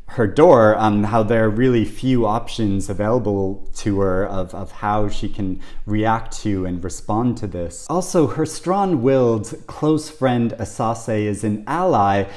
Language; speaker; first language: English; native; English